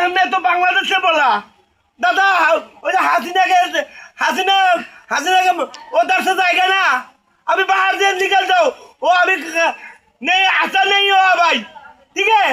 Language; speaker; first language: Hindi; non-native, local second language; Bangla